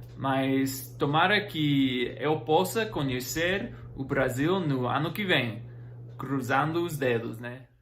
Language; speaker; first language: Portuguese; non-native, fluent; English